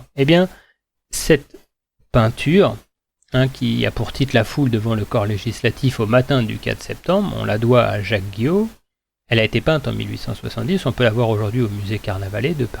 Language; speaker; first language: French; native; French